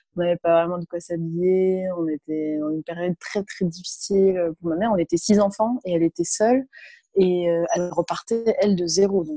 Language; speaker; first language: French; early bilingual, other home language; Arabic